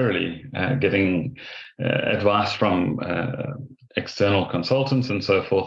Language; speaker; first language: English; native; English